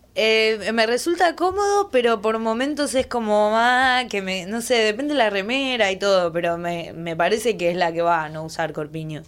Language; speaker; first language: Spanish; native; Spanish